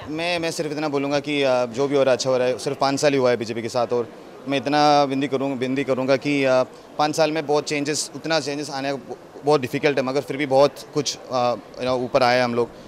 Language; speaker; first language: Hindi; non-native, local second language; Malayalam